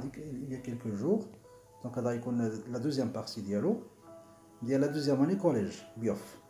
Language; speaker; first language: French; non-native, local second language; Arabic